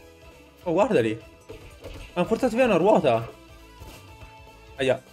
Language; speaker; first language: Italian; native; Italian